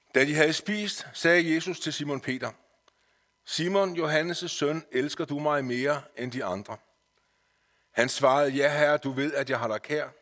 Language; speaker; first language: Danish; native; Danish